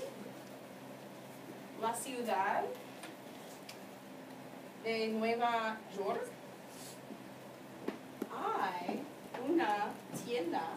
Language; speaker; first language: Spanish; non-native, fluent; English